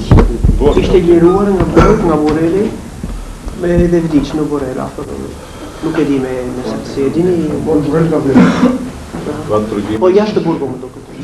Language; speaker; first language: Albanian; non-native, fluent; English